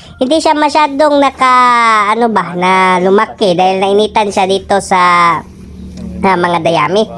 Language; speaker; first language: Filipino; non-native, local second language; Cebuano